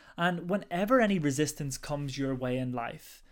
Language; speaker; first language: English; native; English